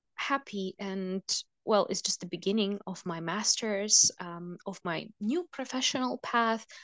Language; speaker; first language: English; non-native, fluent; Russian